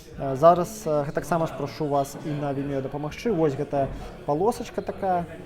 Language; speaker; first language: Belarusian; native; Belarusian